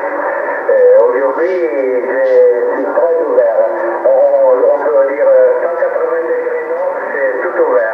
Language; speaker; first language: French; non-native, fluent; Italian